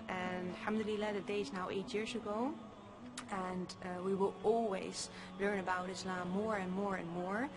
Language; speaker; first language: English; non-native, fluent; Dutch